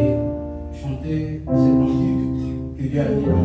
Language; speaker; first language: French; non-native, local second language; Lingala